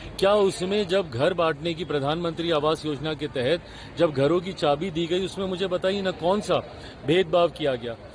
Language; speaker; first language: Hindi; native; Hindi